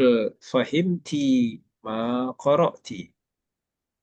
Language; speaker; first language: Arabic; non-native, fluent; Malay